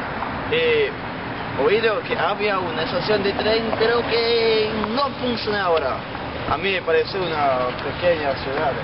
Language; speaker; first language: Spanish; non-native, learner; English